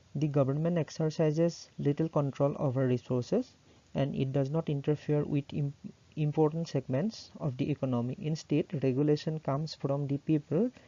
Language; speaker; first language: English; non-native, local second language; Assamese